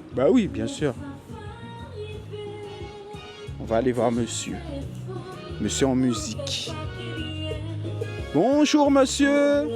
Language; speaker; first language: French; native; French